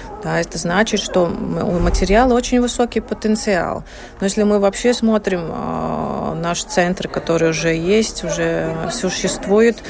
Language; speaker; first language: Russian; non-native, local second language; Latvian